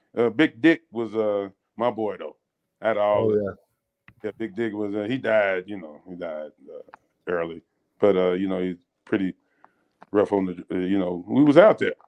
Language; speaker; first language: English; native; English